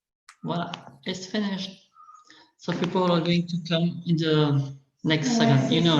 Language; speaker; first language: English; non-native, learner; French